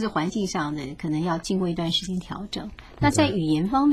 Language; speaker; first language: Chinese; native; Chinese